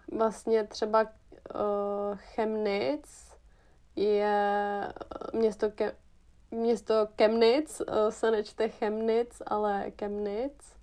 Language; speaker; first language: Czech; non-native, fluent; German